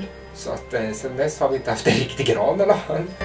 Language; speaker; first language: Swedish; native; Swedish